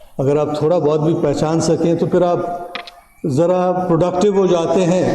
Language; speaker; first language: Urdu; non-native, local second language; Pashto